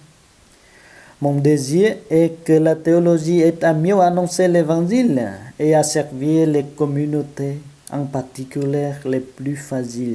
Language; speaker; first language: French; non-native, fluent; Vietnamese